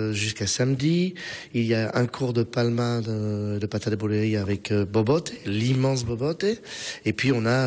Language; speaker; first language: French; native; French